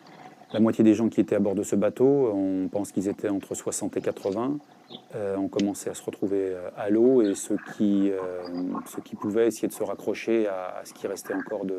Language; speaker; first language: French; native; French